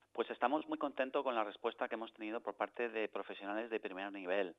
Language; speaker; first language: Spanish; native; Spanish